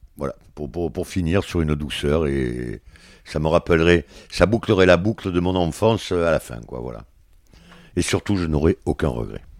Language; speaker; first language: French; native; French